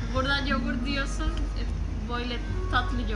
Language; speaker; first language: Turkish; non-native, learner; Spanish